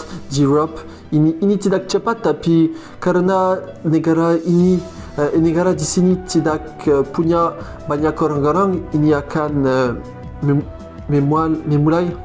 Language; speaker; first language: Indonesian; non-native, learner; French